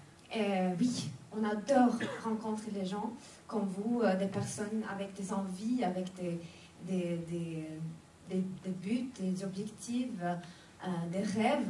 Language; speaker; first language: French; non-native, fluent; Swedish